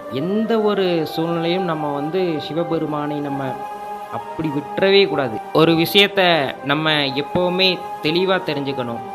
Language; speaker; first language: Tamil; native; Tamil